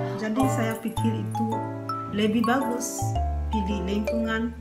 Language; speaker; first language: Indonesian; non-native, learner; Kinyarwanda